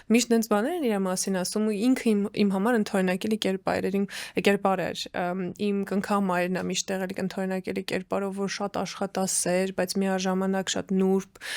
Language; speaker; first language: Armenian; early bilingual, heritage; Armenian